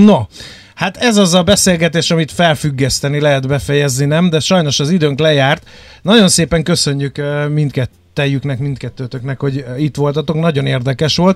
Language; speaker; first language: Hungarian; native; Hungarian